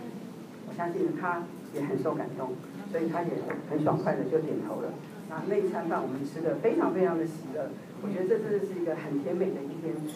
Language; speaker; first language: Chinese; native; Chinese